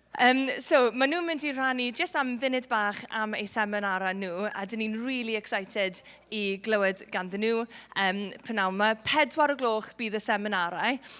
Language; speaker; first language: Welsh; non-native, local second language; English